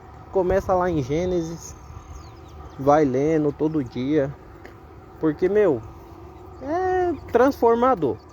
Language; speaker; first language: Portuguese; native; Portuguese